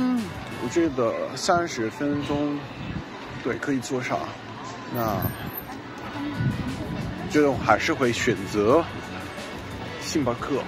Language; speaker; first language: Chinese; non-native, learner; English